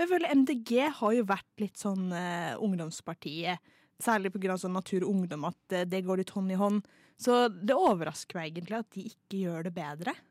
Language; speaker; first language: Norwegian; native; Norwegian